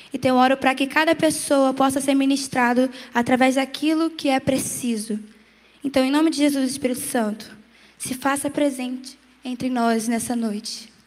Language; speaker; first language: Portuguese; native; Portuguese